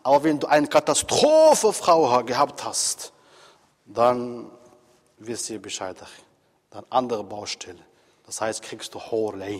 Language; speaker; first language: German; non-native, fluent; Arabic